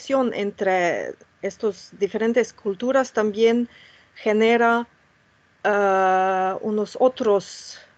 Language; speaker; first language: Spanish; non-native, fluent; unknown